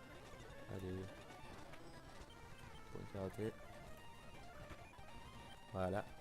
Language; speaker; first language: French; native; French